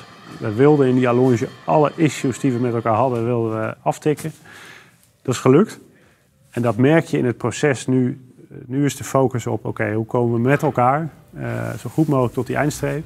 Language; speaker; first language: Dutch; native; Dutch